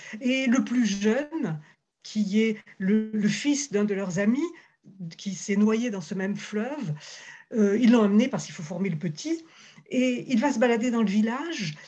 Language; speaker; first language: French; native; French